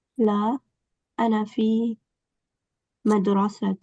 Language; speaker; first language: Arabic; non-native, learner; English